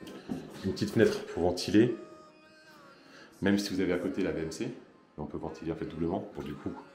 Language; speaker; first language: French; native; French